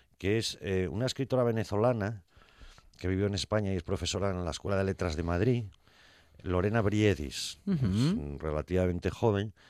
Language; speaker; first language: Spanish; native; Spanish